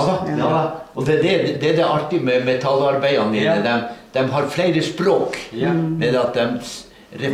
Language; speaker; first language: Norwegian; native; Norwegian